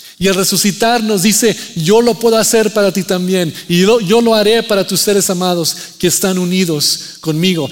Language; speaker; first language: Spanish; early bilingual, heritage; Spanish